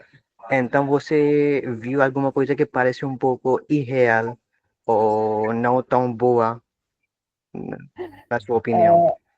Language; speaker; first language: Portuguese; non-native, fluent; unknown